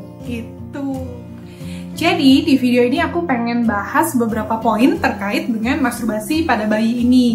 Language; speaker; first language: Indonesian; native; Indonesian